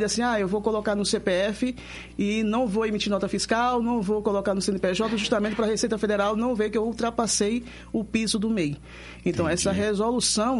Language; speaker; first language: Portuguese; native; Portuguese